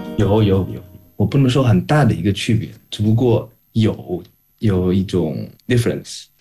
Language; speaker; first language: Chinese; non-native, fluent; Indonesian